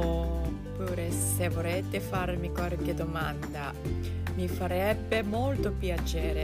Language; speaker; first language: Italian; non-native, fluent; Japanese